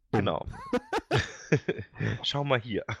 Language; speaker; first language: German; native; German